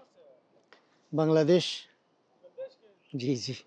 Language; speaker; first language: Hindi; non-native, fluent; Bangla